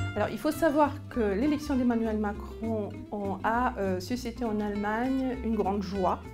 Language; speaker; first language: French; non-native, fluent; German